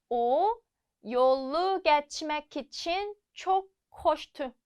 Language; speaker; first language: Turkish; non-native, fluent; Korean